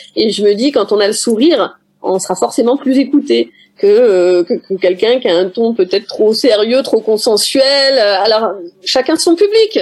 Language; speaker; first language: French; native; French